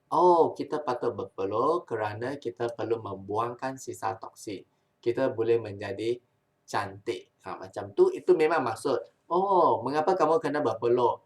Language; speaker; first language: Malay; non-native, local second language; Chinese